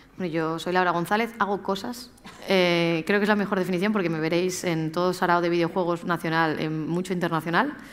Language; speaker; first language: Spanish; native; Spanish